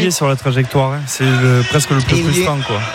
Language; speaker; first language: French; native; French